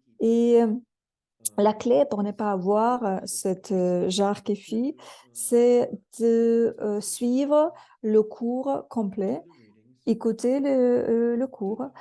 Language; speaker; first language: French; non-native, fluent; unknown